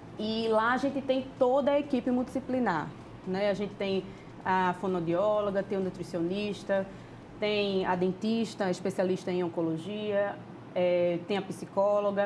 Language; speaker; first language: Portuguese; native; Portuguese